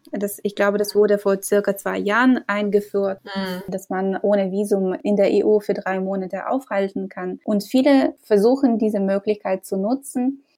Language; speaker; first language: German; non-native, fluent; Ukrainian